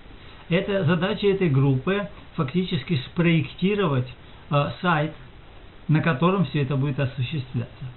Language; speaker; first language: Russian; native; Russian